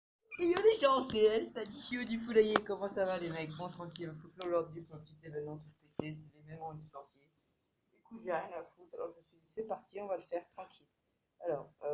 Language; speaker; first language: French; native; French